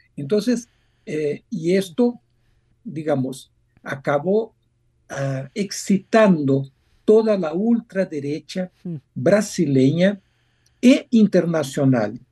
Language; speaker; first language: Spanish; non-native, fluent; Portuguese